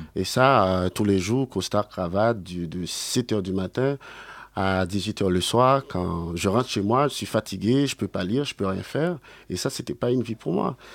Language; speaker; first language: French; native; French